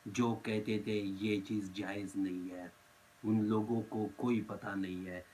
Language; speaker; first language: Urdu; non-native, fluent; Pashto